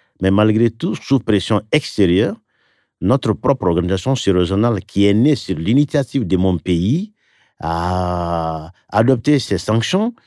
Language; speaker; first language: French; non-native, local second language; Bambara